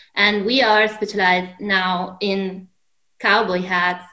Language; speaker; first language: English; non-native, fluent; Italian